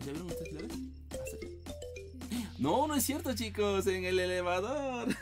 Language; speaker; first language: Spanish; native; Spanish